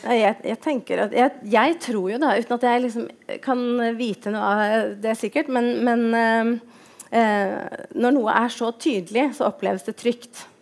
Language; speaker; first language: Norwegian; native; Norwegian